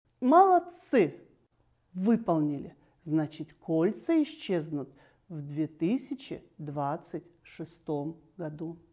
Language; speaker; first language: Russian; native; Russian